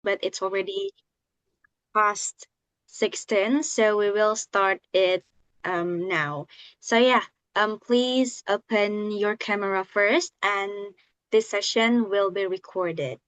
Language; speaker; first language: English; non-native, fluent; Indonesian